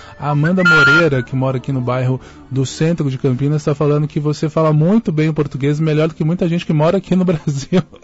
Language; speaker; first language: Portuguese; native; Portuguese